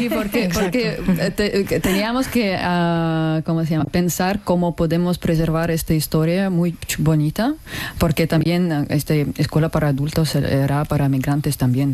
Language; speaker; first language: Spanish; non-native, learner; Russian